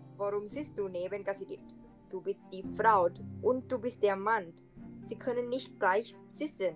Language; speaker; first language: German; non-native, learner; Thai